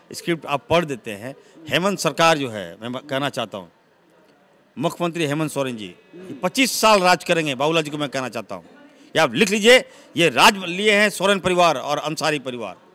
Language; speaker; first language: Hindi; native; Hindi